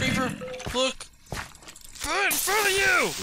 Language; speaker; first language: English; native; English